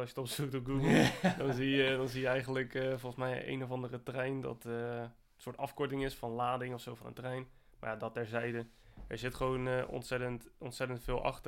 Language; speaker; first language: Dutch; native; Dutch